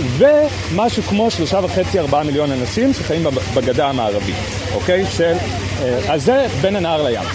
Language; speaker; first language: Hebrew; native; Hebrew